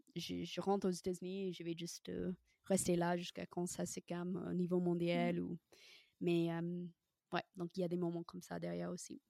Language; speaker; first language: French; non-native, fluent; English